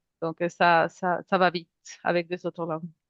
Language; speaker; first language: French; non-native, fluent; Spanish